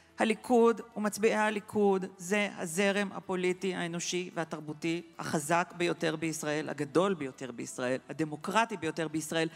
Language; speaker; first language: Hebrew; native; Hebrew